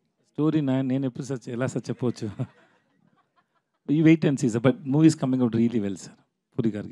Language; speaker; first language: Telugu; non-native, learner; Tamil